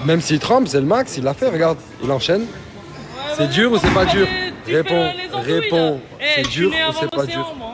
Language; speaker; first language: French; native; French